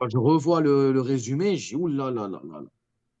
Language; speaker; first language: French; native; French